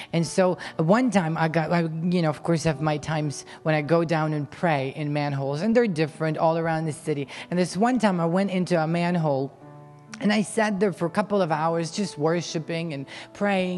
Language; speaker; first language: English; non-native, fluent; Ukrainian